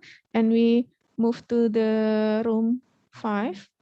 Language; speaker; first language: English; non-native, learner; Indonesian